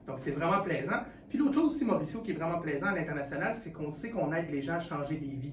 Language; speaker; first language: French; native; French